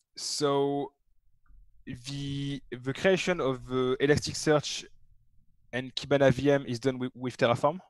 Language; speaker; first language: English; non-native, fluent; French